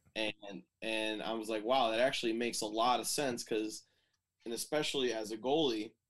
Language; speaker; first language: English; native; English